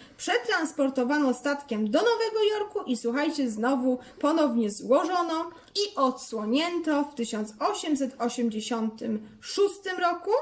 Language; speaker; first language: Polish; native; Polish